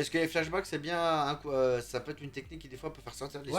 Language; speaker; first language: French; native; French